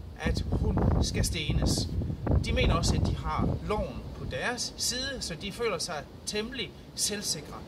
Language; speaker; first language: Danish; native; Danish